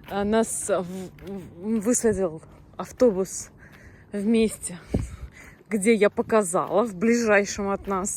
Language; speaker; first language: Russian; native; Russian